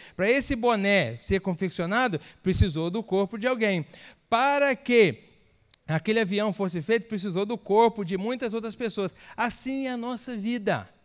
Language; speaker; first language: Portuguese; native; Portuguese